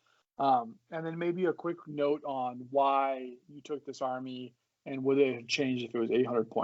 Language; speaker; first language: English; native; English